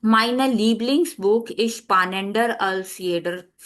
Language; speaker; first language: German; non-native, fluent; Hindi